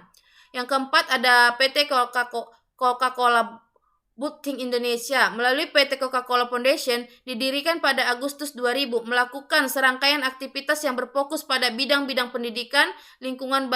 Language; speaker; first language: Indonesian; native; Indonesian